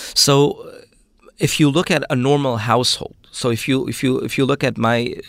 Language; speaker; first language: English; early bilingual, other home language; Urdu